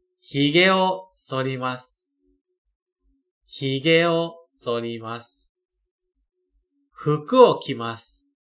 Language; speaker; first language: Japanese; non-native, fluent; Thai